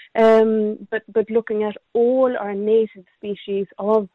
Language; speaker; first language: English; non-native, fluent; Swedish